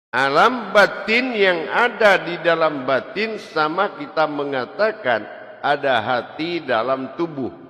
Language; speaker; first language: Malay; non-native, local second language; Javanese